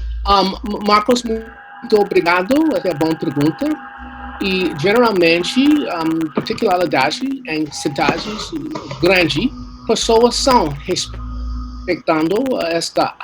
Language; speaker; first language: Portuguese; non-native, learner; English